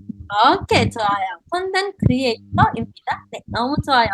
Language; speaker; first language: Korean; non-native, fluent; Indonesian